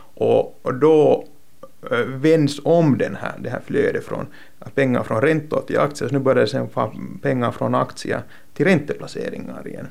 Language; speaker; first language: Swedish; native; Swedish